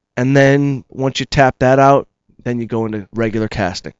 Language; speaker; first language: English; native; English